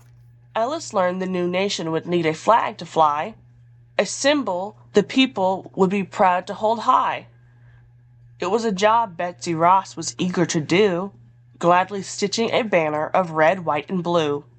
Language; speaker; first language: English; native; English